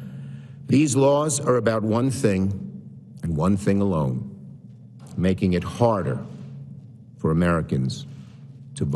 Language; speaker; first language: English; native; English